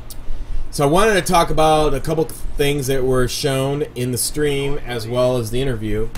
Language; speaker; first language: English; native; English